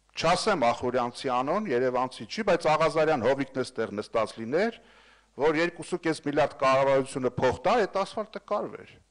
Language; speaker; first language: Armenian; native; Armenian